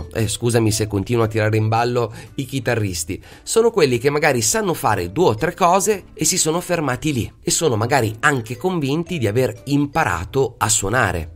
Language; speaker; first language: Italian; native; Italian